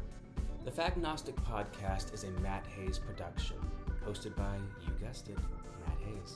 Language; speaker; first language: English; native; English